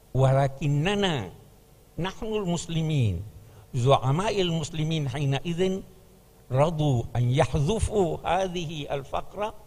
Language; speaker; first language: Arabic; non-native, fluent; Indonesian